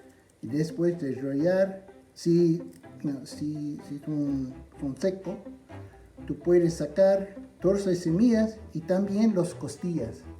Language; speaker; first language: Spanish; non-native, fluent; English